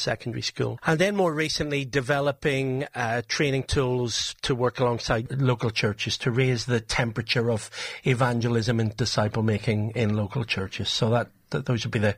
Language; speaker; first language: English; native; English